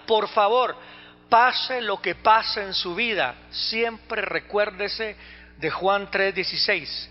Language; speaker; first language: Spanish; native; Spanish